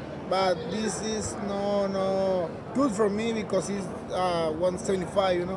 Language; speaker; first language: English; non-native, learner; Spanish